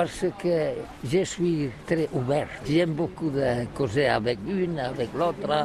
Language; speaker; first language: French; non-native, learner; Catalan